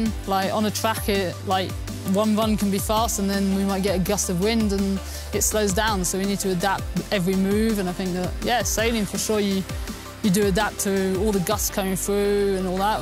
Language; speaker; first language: English; early bilingual, heritage; English